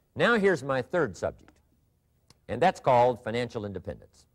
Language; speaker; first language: English; native; English